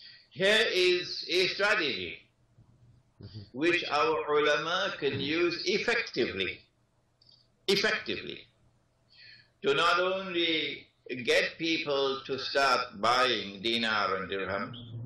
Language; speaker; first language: English; native; English